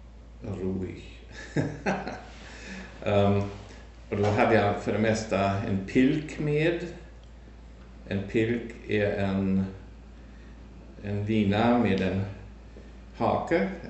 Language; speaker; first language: Swedish; early bilingual, heritage; German